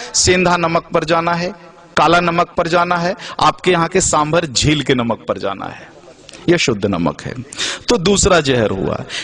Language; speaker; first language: Hindi; native; Hindi